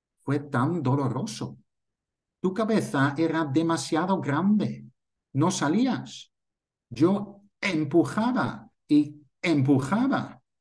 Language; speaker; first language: Spanish; non-native, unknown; Dutch